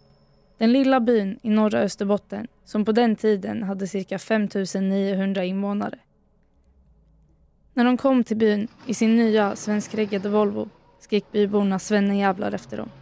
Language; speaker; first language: Swedish; early bilingual, heritage; Finnish